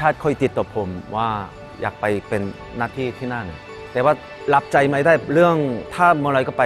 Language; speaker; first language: Thai; non-native, fluent; Korean